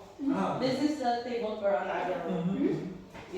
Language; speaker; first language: English; non-native, local second language; Filipino